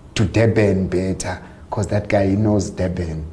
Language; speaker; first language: English; non-native, local second language; Xhosa